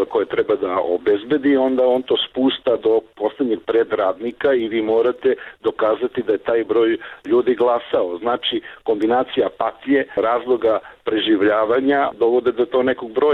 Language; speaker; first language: Serbian; native; Serbian